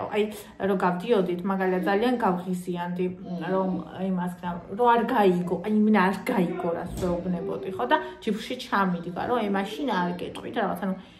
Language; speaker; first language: Georgian; native; Georgian